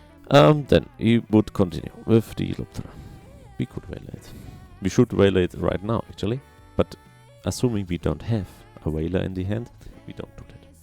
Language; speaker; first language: English; non-native, fluent; German